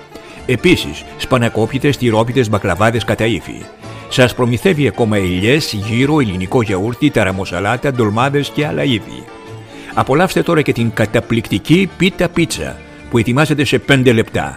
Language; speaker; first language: Greek; native; Greek